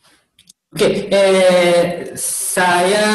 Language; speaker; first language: Indonesian; non-native, learner; Japanese